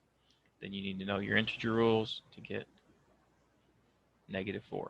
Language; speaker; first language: English; native; English